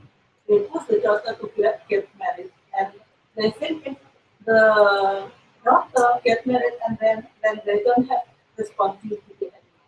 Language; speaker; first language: English; non-native, learner; Indonesian